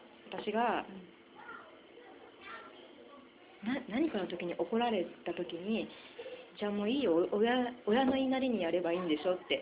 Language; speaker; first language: Japanese; native; Japanese